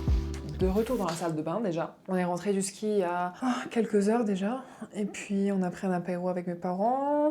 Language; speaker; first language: French; native; French